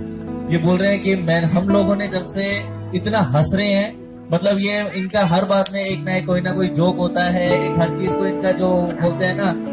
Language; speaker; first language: Hindi; native; Hindi